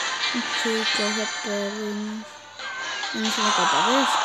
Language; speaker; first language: Spanish; native; Spanish